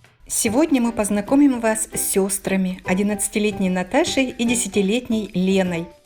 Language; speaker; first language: Russian; native; Russian